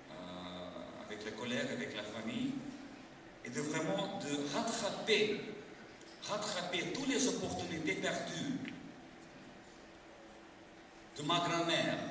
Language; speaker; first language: French; non-native, fluent; Lithuanian